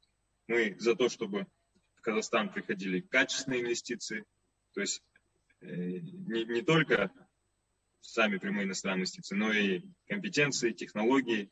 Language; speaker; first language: Russian; native; Russian